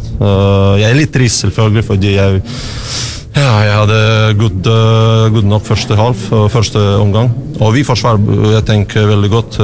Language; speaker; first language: Norwegian; non-native, learner; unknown